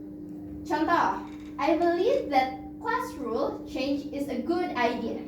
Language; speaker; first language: English; non-native, fluent; Indonesian